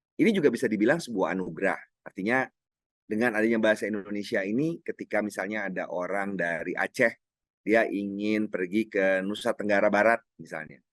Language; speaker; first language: Indonesian; non-native, local second language; Minangkabau